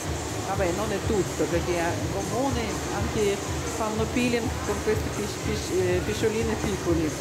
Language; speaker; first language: Italian; non-native, learner; Russian